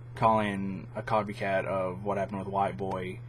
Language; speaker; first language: English; native; English